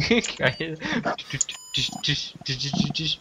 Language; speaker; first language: German; native; German